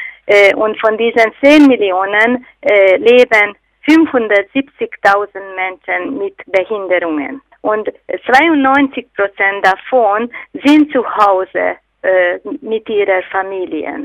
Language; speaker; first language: German; non-native, fluent; Hungarian